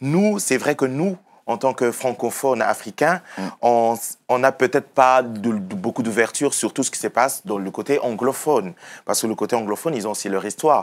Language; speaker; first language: French; native; French